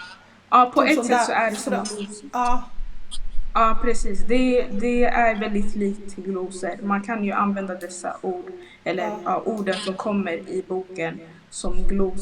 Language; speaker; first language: Swedish; early bilingual, other home language; Lingala